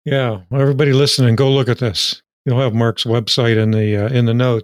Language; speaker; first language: English; native; English